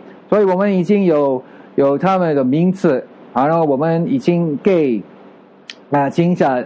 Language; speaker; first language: Chinese; non-native, fluent; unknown